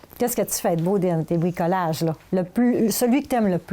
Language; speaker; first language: French; native; French